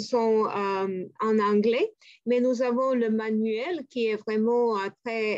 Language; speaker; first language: French; non-native, fluent; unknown